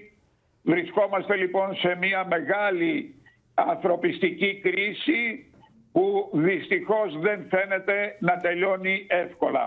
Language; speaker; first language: Greek; native; Greek